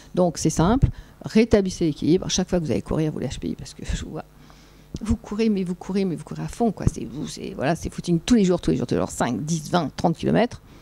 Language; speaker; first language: French; native; French